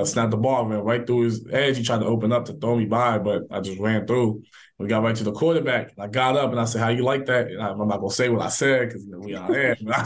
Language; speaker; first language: English; native; English